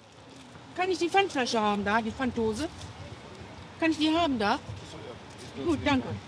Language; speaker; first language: German; non-native, learner; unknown